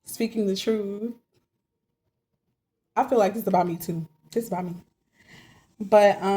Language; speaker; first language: English; native; English